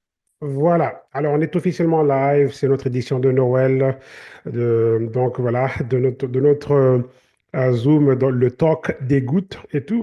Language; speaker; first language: French; native; French